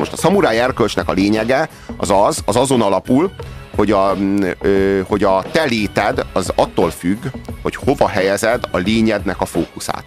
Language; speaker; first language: Hungarian; native; Hungarian